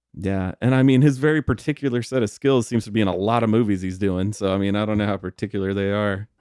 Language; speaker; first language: English; native; English